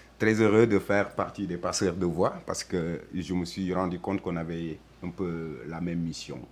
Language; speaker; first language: French; non-native, local second language; Wolof